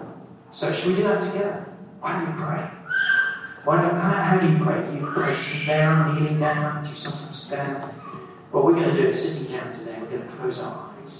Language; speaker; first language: English; native; English